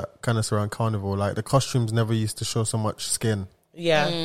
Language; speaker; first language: English; non-native, local second language; Yoruba